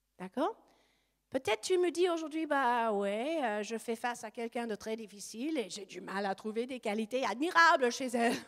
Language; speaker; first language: French; non-native, fluent; English